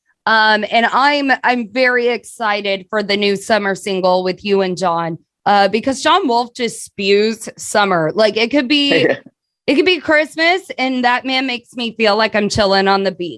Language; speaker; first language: English; native; English